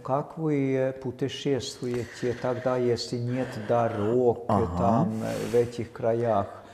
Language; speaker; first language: Russian; non-native, fluent; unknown